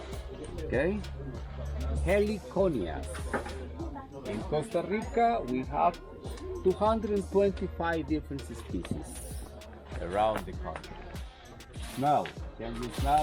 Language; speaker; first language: English; non-native, learner; Spanish